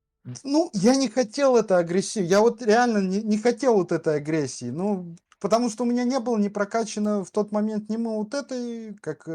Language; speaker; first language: Russian; native; Russian